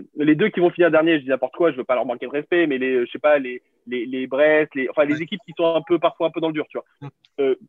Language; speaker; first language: French; native; French